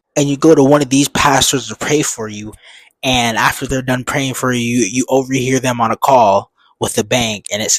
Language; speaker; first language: English; native; English